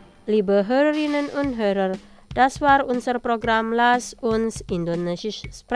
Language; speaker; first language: German; non-native, learner; Indonesian